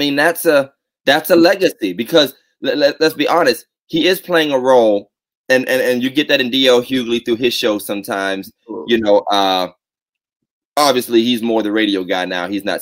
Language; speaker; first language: English; native; English